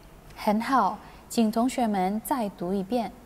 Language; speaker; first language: Chinese; non-native, fluent; Indonesian